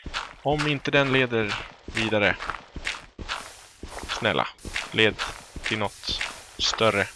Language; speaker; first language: Swedish; native; Swedish